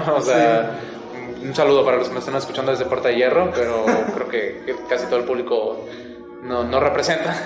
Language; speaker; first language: Spanish; native; Spanish